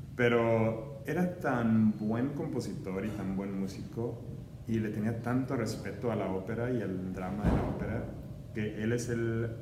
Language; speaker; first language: Spanish; native; Spanish